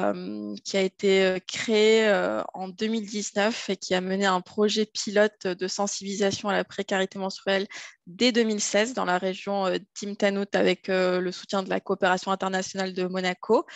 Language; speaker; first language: French; native; French